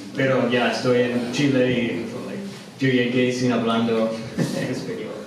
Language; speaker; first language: Spanish; non-native, learner; English